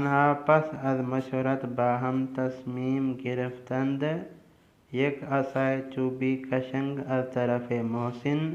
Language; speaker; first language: Persian; non-native, fluent; Urdu